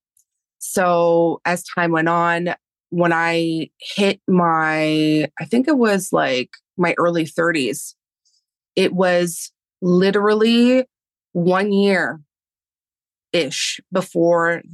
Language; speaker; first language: English; early bilingual, other home language; Spanish